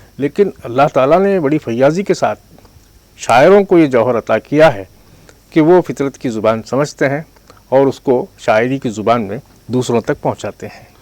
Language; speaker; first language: Urdu; native; Urdu